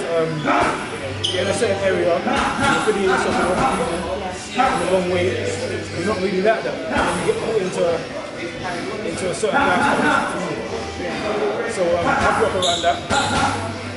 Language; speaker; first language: English; native; English